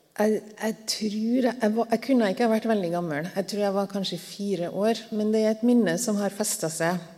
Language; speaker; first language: Norwegian; native; Norwegian